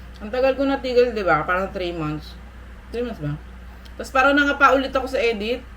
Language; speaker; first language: Filipino; native; Filipino